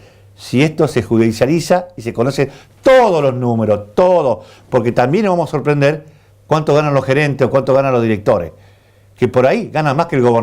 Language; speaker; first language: Spanish; native; Spanish